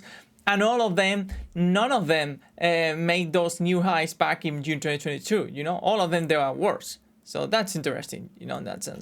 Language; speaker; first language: English; non-native, fluent; Spanish